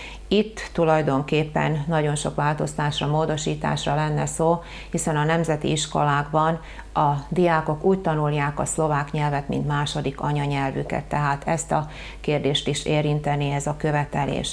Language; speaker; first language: Hungarian; native; Hungarian